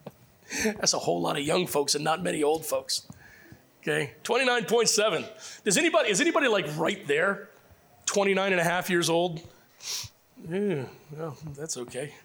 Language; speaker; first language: English; native; English